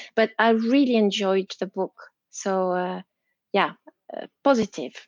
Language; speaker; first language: English; non-native, fluent; French